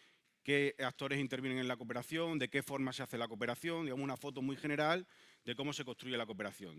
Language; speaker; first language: Spanish; native; Spanish